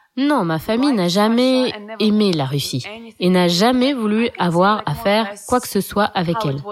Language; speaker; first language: French; non-native, fluent; Ukrainian